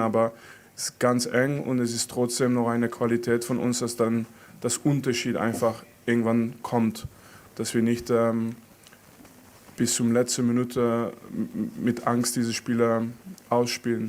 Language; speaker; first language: German; non-native, fluent; French